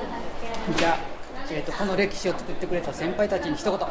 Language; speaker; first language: Japanese; native; Japanese